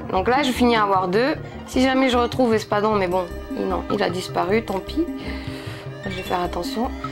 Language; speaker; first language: French; non-native, fluent; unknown